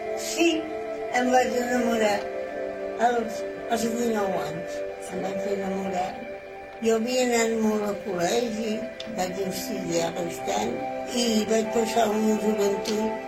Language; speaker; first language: Catalan; native; Catalan